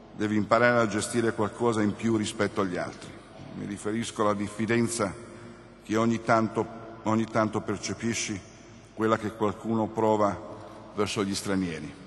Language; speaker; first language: Italian; native; Italian